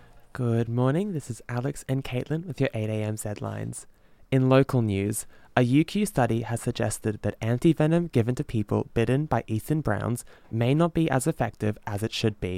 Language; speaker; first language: English; native; English